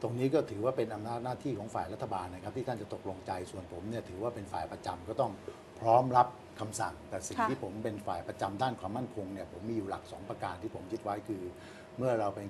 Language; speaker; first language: Thai; native; Thai